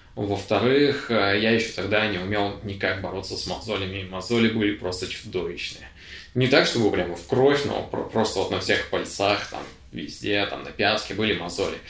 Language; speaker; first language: Russian; native; Russian